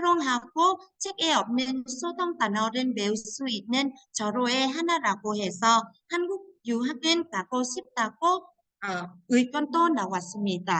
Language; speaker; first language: Korean; non-native, fluent; Vietnamese